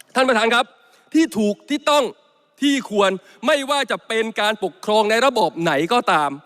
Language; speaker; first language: Thai; native; Thai